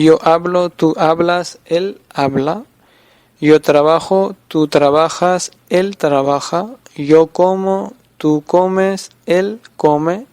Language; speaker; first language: Spanish; non-native, fluent; Urdu